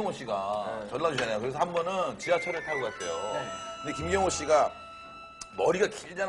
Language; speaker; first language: Korean; native; Korean